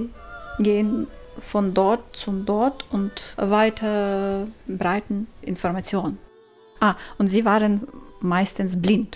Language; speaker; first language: German; non-native, learner; Ukrainian